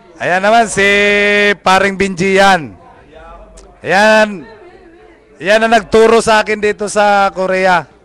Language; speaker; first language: Filipino; native; Filipino